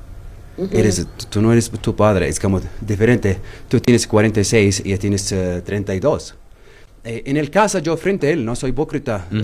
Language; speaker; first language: Spanish; non-native, learner; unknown